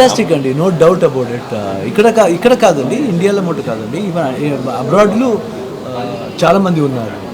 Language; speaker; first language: Telugu; non-native, learner; Kannada